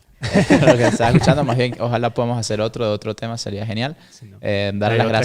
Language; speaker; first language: Spanish; native; Spanish